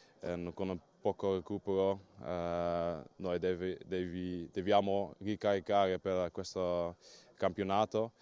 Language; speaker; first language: Italian; non-native, learner; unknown